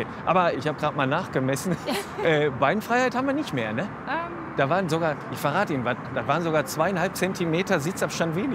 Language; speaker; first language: German; native; German